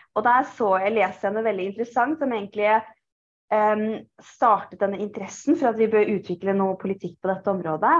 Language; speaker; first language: Norwegian; early bilingual, other home language; Persian